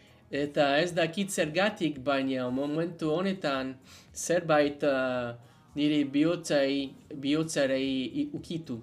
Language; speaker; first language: Basque; non-native, learner; English